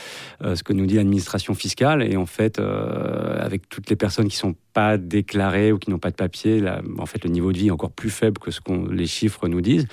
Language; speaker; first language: French; native; French